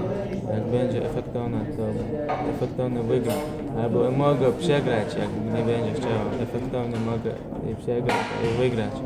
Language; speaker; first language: Polish; non-native, learner; Chechen